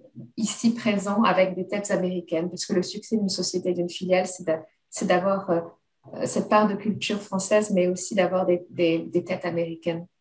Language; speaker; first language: French; native; French